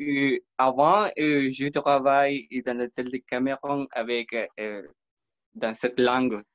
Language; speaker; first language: French; non-native, learner; Spanish